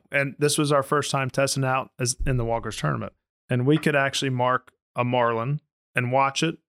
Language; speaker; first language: English; native; English